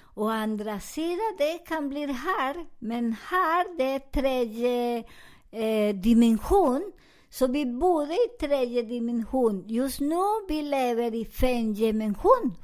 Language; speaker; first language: Swedish; non-native, learner; Spanish